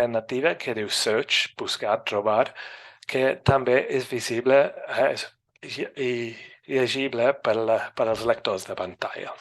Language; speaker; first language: Catalan; non-native, fluent; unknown